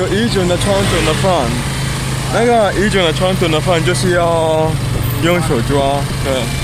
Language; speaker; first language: Chinese; non-native, fluent; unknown